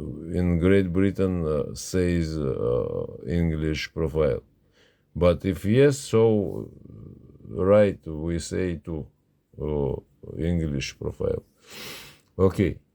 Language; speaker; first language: English; non-native, learner; Russian